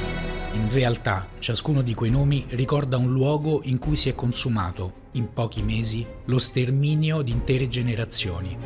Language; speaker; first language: Italian; native; Italian